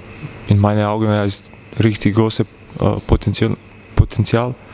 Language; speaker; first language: German; non-native, learner; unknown